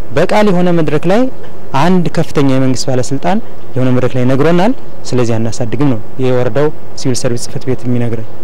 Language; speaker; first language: Amharic; native; Amharic